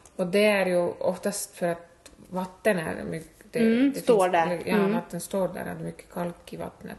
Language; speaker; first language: Swedish; non-native, fluent; Estonian